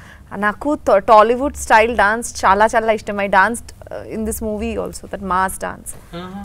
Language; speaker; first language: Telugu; non-native, learner; Bangla